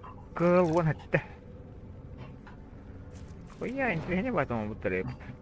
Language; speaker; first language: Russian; non-native, local second language; Yakut